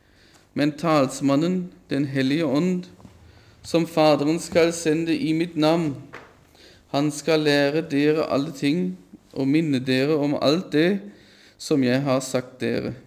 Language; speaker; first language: Norwegian; non-native, fluent; German